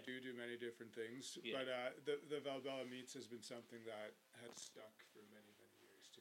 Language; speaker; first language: English; native; English